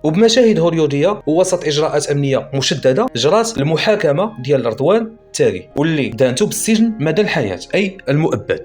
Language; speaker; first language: Arabic; native; Arabic